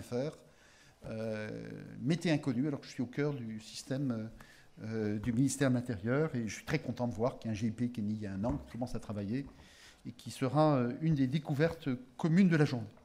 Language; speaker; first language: French; native; French